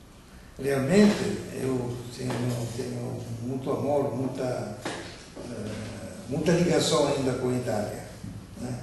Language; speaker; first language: Portuguese; non-native, fluent; Italian